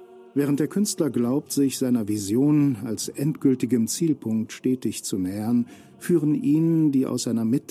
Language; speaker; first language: German; native; German